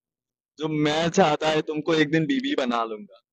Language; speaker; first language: Hindi; non-native, learner; Bangla